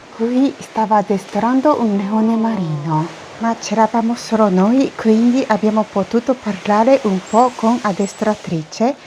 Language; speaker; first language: Italian; non-native, fluent; Japanese